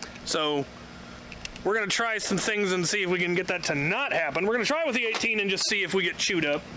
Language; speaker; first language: English; native; English